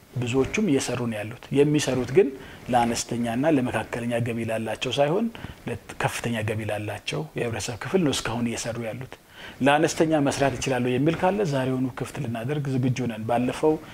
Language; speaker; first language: Amharic; non-native, local second language; Wolaytta